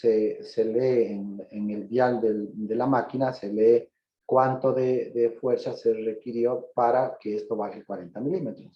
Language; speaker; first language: Spanish; native; Spanish